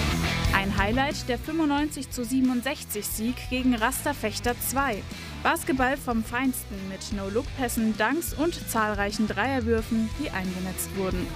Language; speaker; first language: German; native; German